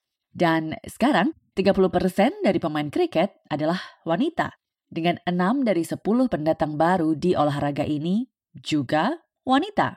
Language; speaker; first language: Indonesian; native; Indonesian